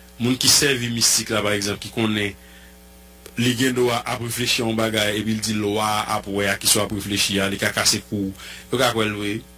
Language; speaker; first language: French; non-native, local second language; Haitian Creole